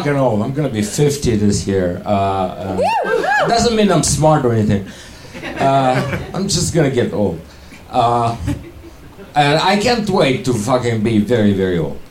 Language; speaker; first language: English; non-native, fluent; Ukrainian